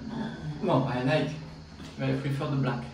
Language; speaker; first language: English; non-native, learner; French